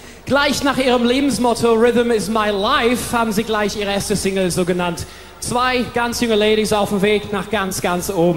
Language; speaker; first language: German; native; German